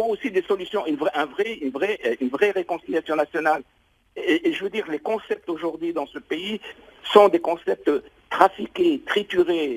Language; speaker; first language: French; non-native, local second language; Arabic